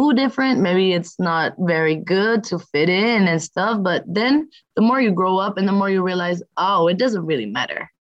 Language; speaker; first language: English; non-native, fluent; French